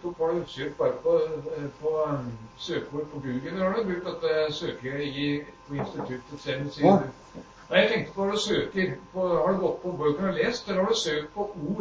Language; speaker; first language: Norwegian; native; Norwegian